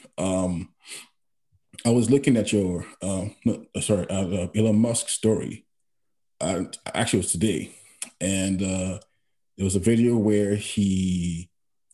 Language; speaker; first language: English; non-native, local second language; Yoruba